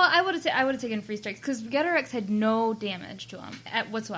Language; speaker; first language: English; native; English